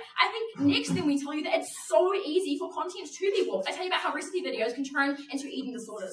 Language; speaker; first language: English; native; English